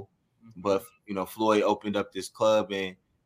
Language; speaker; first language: English; native; English